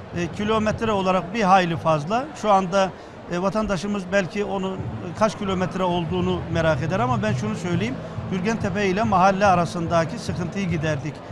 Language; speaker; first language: Turkish; native; Turkish